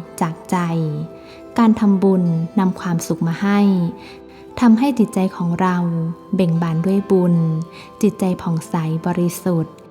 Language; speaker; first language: Thai; native; Thai